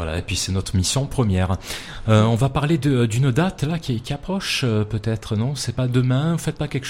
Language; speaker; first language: French; native; French